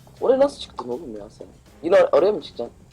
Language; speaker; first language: Turkish; native; Turkish